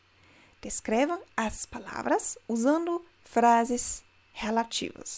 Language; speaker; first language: Portuguese; non-native, fluent; German